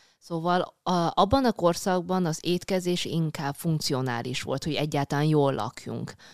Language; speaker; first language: Hungarian; early bilingual, other home language; Chinese